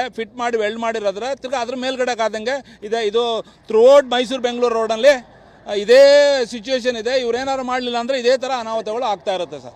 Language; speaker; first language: Kannada; native; Kannada